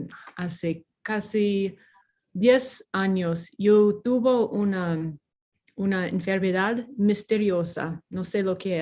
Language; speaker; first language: Spanish; non-native, fluent; English